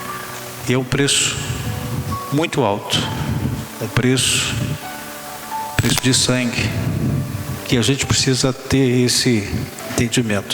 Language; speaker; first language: Portuguese; native; Portuguese